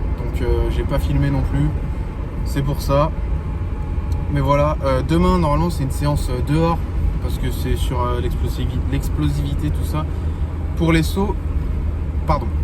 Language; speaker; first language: French; native; French